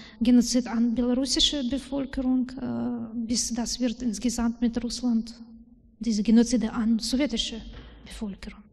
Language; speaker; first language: German; non-native, learner; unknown